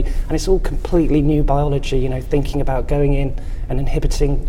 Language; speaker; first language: English; native; English